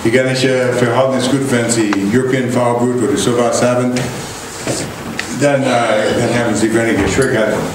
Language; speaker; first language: German; non-native, learner; English